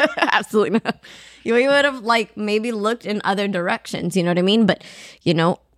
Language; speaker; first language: English; non-native, fluent; Amharic